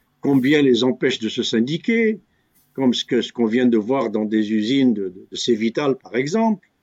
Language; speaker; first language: French; non-native, local second language; Kabyle